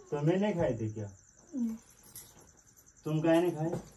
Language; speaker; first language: Hindi; native; Hindi